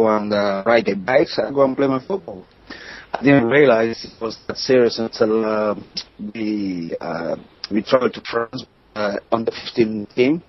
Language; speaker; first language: English; non-native, local second language; French